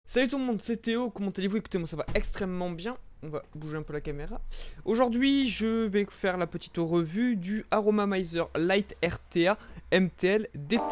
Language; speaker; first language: French; native; French